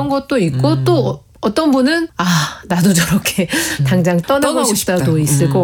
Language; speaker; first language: Korean; native; Korean